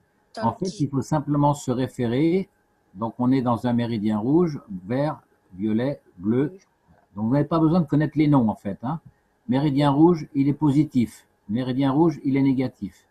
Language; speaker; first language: French; native; French